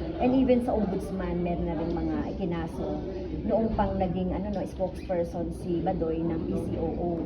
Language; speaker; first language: Filipino; native; Filipino